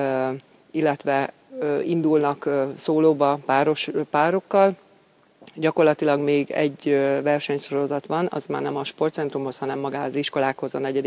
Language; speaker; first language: Hungarian; native; Hungarian